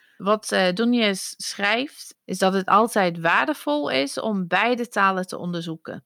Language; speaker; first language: Dutch; non-native, fluent; English